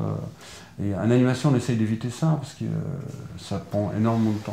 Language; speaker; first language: French; non-native, fluent; Portuguese